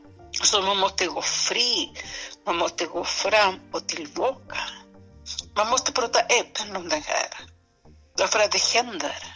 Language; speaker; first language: Swedish; non-native, fluent; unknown